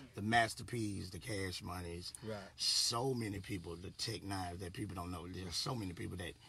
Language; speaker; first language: English; native; English